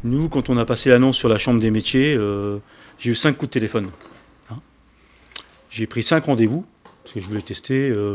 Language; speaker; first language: French; native; French